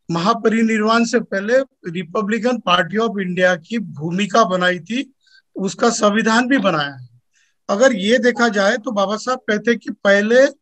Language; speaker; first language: Hindi; non-native, local second language; Marathi